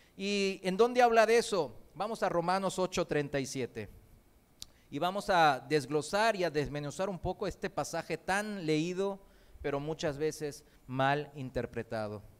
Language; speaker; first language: Spanish; early bilingual, other home language; Korean